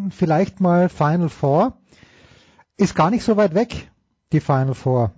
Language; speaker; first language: German; native; German